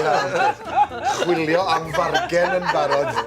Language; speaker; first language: Welsh; native; Welsh